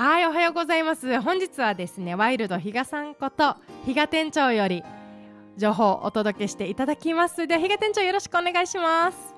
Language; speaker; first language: Japanese; native; Japanese